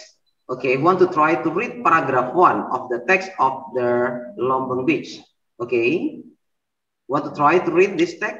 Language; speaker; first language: English; non-native, learner; Indonesian